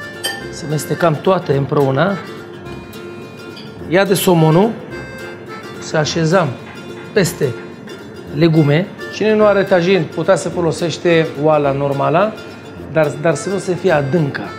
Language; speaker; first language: Romanian; non-native, fluent; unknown